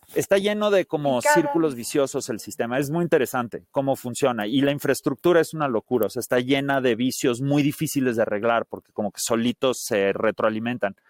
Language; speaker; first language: Spanish; early bilingual, heritage; Spanish